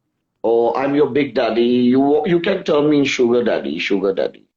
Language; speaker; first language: English; non-native, local second language; Hindi